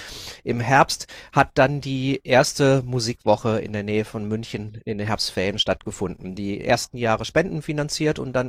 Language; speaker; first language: German; native; German